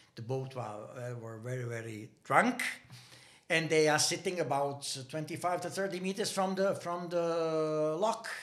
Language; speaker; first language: English; non-native, learner; Bosnian